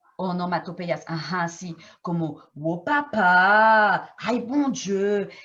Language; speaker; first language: Spanish; non-native, fluent; French